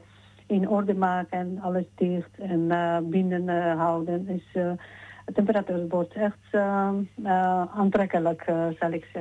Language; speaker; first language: Dutch; non-native, fluent; Georgian